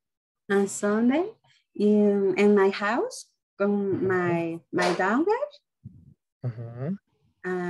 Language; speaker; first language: English; non-native, learner; Spanish